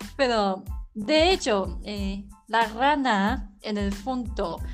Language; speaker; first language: Spanish; non-native, learner; Chinese